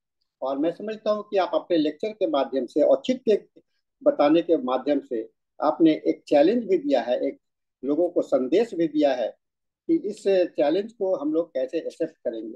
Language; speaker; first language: Hindi; native; Hindi